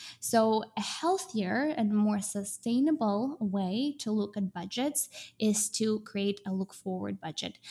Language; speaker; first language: English; non-native, fluent; Russian